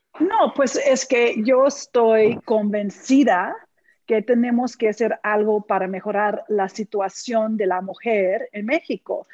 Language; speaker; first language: Spanish; non-native, fluent; English